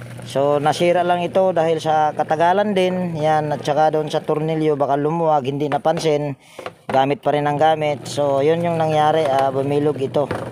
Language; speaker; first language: Filipino; native; Filipino